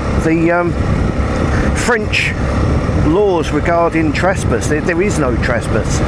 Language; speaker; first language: English; native; English